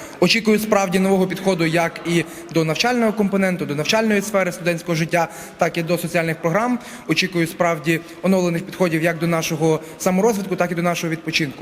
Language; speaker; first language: Ukrainian; native; Ukrainian